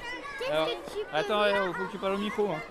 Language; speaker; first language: French; native; French